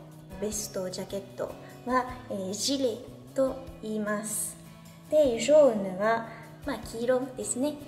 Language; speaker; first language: Japanese; non-native, fluent; French